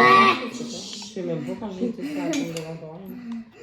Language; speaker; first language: French; native; French